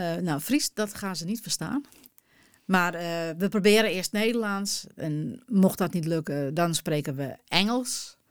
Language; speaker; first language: Dutch; non-native, local second language; Western Frisian